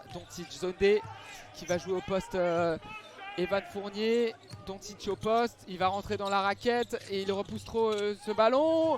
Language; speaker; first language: French; native; French